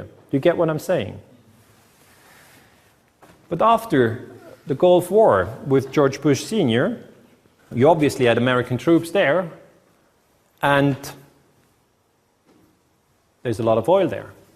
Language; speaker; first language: English; non-native, fluent; German